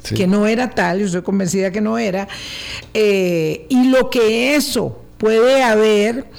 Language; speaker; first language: Spanish; native; Spanish